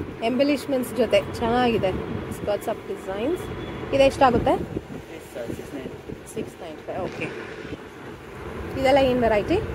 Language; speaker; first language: Kannada; native; Kannada